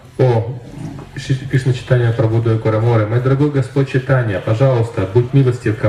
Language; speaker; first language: Russian; native; Russian